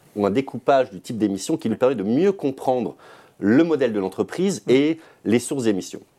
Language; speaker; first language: French; native; French